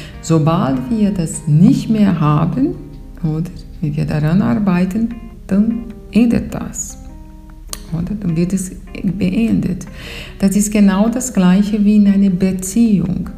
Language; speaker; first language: German; non-native, fluent; Portuguese